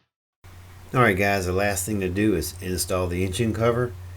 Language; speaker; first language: English; native; English